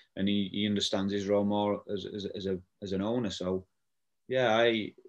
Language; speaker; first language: English; native; English